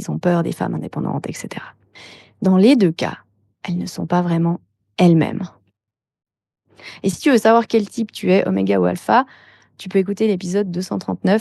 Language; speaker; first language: French; native; French